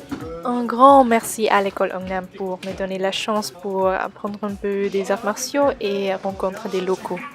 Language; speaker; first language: French; non-native, local second language; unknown